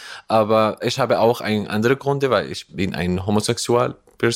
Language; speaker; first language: German; non-native, learner; Arabic